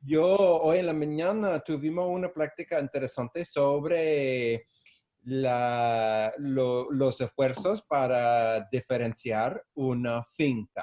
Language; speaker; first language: Spanish; non-native, fluent; English